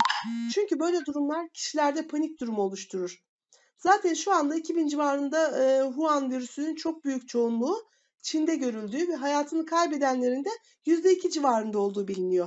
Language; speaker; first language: Turkish; native; Turkish